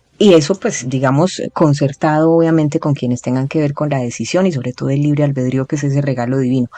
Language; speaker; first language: Spanish; native; Spanish